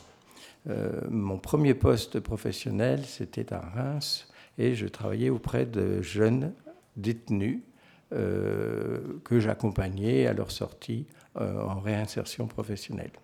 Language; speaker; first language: French; native; French